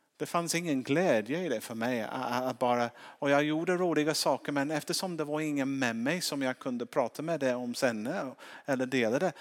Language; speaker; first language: Swedish; non-native, fluent; English